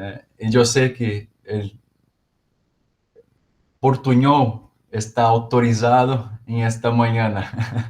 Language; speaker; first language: Spanish; non-native, learner; Portuguese